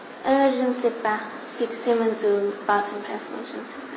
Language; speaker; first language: French; non-native, learner; English